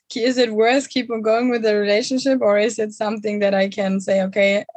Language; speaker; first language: English; non-native, fluent; German